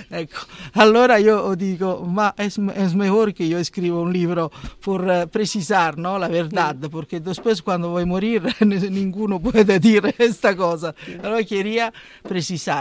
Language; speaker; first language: Spanish; non-native, learner; Italian